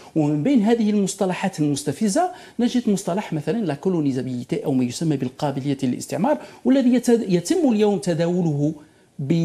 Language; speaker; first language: Arabic; native; Arabic